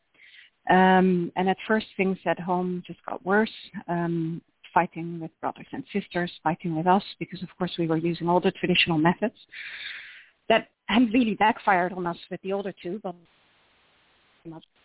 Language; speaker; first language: English; non-native, fluent; Dutch